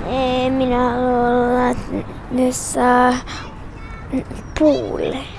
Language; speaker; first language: Finnish; non-native, learner; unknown